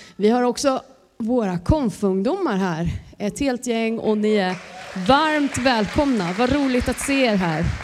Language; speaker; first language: Swedish; native; Swedish